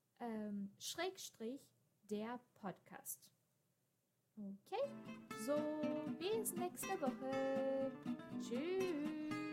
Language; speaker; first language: German; non-native, fluent; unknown